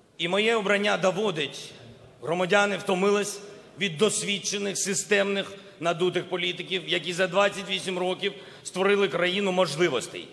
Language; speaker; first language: Ukrainian; non-native, local second language; Russian